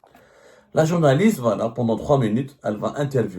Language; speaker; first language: French; non-native, local second language; Arabic